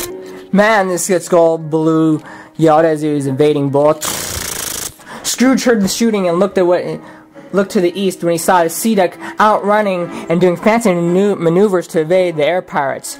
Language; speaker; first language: English; native; English